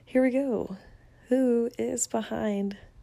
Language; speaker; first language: English; non-native, fluent; Spanish